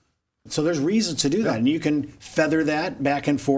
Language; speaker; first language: English; native; English